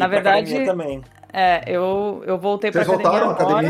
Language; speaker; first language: Portuguese; native; Portuguese